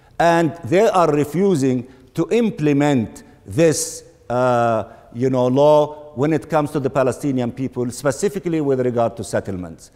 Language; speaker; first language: English; non-native, fluent; Arabic